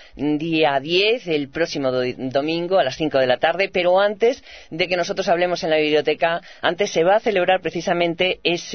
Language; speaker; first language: Spanish; native; Spanish